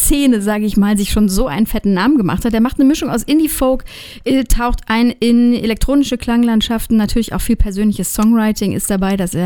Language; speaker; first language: German; native; German